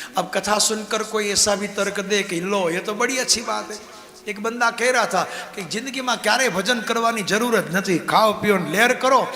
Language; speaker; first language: Hindi; non-native, local second language; Gujarati